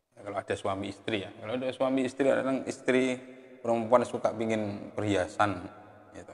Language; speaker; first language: Indonesian; non-native, local second language; Javanese